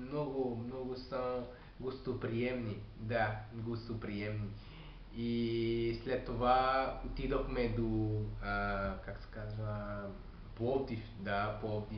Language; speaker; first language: Bulgarian; non-native, learner; French